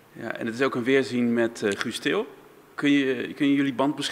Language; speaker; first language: Dutch; native; Dutch